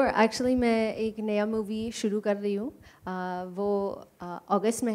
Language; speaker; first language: Hindi; non-native, learner; English